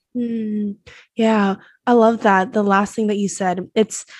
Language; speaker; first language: English; non-native, fluent; Chinese